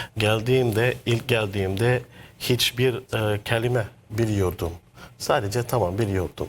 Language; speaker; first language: Turkish; non-native, learner; Maguindanaon